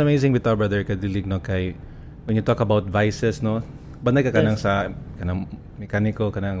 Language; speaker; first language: English; non-native, local second language; Cebuano